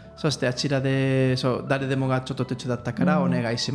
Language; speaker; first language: Japanese; non-native, learner; Spanish